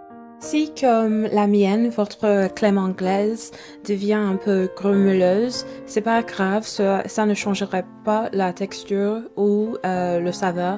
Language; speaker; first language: French; non-native, fluent; English